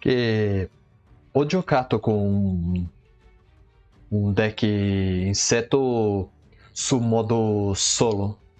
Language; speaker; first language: Italian; non-native, learner; Portuguese